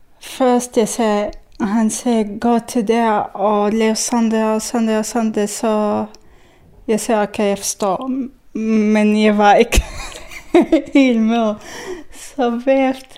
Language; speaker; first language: Danish; non-native, fluent; Arabic